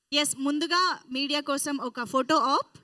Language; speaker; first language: Telugu; native; Telugu